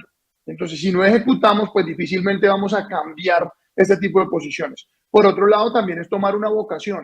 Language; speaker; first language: Spanish; native; Spanish